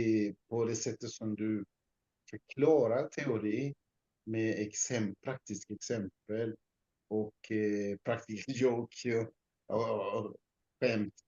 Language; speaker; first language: Swedish; non-native, learner; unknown